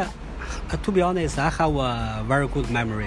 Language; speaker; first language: English; non-native, fluent; Chinese